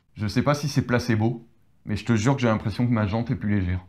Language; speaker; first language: French; native; French